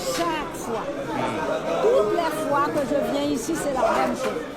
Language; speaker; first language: French; non-native, local second language; Haitian Creole